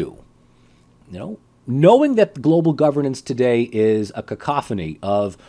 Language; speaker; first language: English; native; English